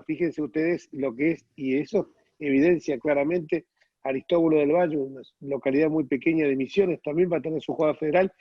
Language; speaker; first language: Spanish; native; Spanish